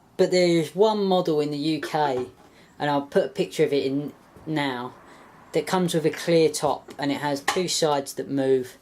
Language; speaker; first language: English; native; English